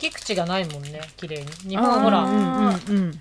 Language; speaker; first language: Japanese; native; Japanese